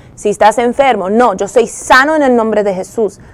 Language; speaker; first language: Spanish; early bilingual, heritage; Spanish